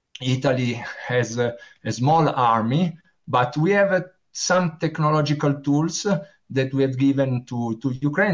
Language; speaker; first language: English; non-native, learner; Italian